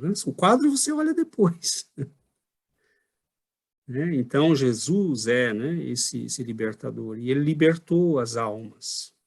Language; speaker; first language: Portuguese; native; Portuguese